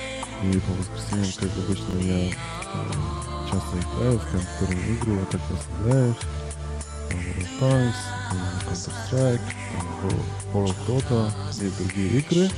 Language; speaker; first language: Russian; non-native, local second language; Tajik